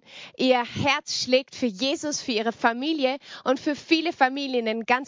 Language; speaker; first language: German; native; German